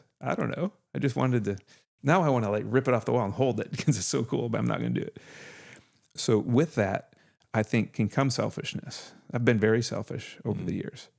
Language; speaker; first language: English; native; English